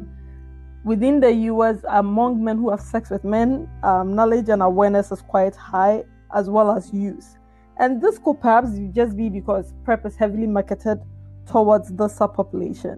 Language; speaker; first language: English; non-native, local second language; Akan